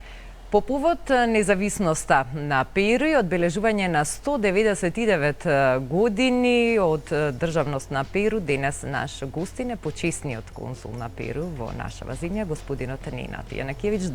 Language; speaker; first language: Macedonian; native; Macedonian